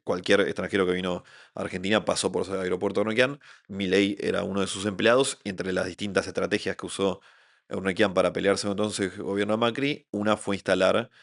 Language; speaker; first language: Spanish; native; Spanish